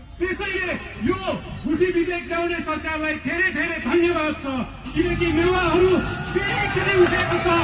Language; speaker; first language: Nepali; non-native, local second language; Newari